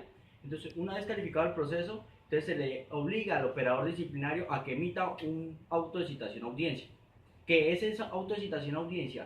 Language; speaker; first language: Spanish; native; Spanish